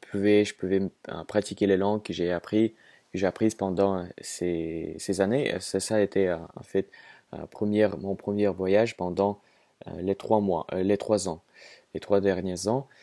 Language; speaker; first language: French; non-native, fluent; Russian